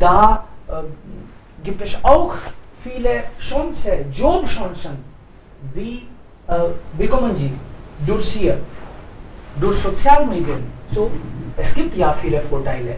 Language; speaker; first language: German; non-native, fluent; Hindi